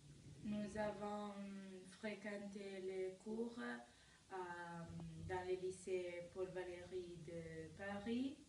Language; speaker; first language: French; non-native, learner; Italian